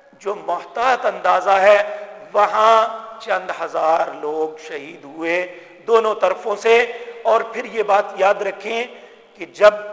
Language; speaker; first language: Urdu; native; Urdu